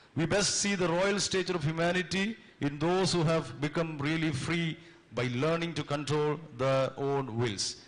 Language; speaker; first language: English; non-native, local second language; Malayalam